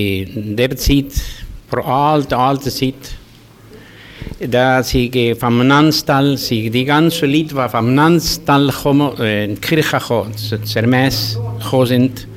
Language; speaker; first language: German; early bilingual, heritage; German